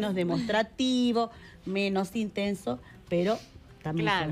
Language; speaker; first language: Spanish; native; Spanish